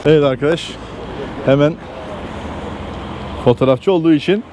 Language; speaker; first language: Turkish; native; Turkish